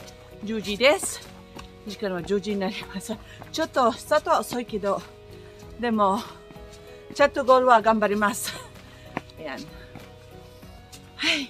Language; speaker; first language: Japanese; non-native, learner; Filipino